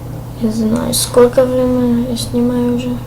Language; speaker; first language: Russian; early bilingual, heritage; Russian